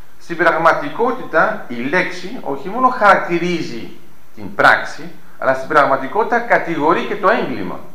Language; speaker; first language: Greek; early bilingual, heritage; Greek